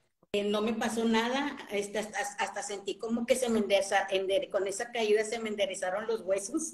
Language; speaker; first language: Spanish; native; Spanish